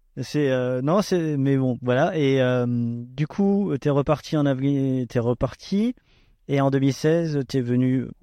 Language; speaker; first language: French; native; French